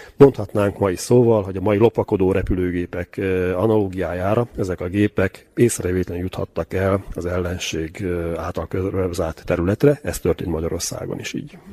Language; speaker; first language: Hungarian; native; Hungarian